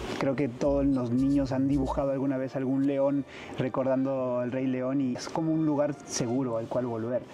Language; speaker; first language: Spanish; native; Spanish